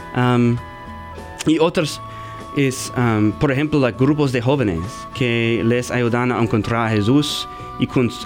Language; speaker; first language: Spanish; non-native, learner; English